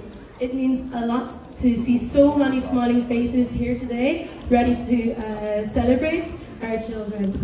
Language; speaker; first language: English; native; English